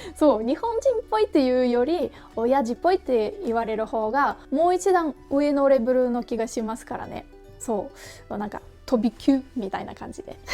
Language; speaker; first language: Japanese; non-native, fluent; Russian